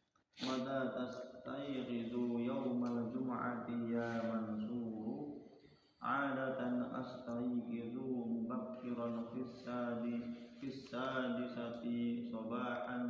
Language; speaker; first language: Arabic; non-native, learner; Indonesian